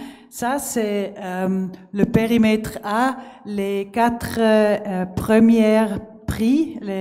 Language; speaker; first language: French; non-native, learner; German